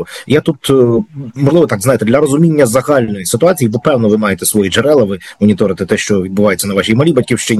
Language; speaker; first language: Ukrainian; native; Ukrainian